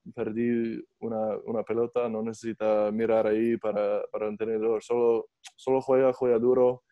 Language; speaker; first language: Spanish; non-native, learner; English